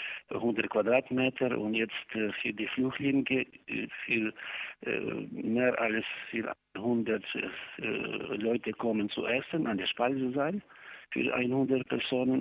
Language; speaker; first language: German; non-native, learner; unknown